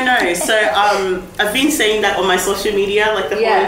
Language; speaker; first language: English; non-native, local second language; Shona